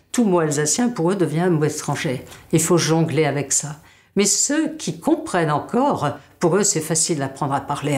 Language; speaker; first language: French; native; French